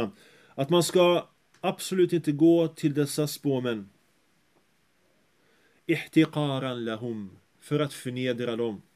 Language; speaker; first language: Swedish; early bilingual, other home language; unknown